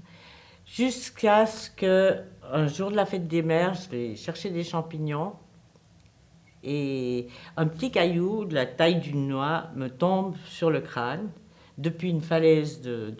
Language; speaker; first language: French; native; French